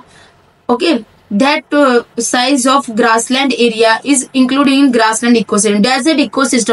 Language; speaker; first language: English; non-native, local second language; Hindi